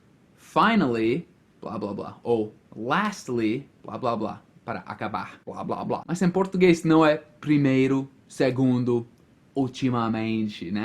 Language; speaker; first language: Portuguese; non-native, fluent; English